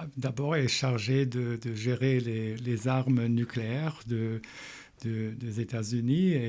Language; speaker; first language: French; non-native, fluent; German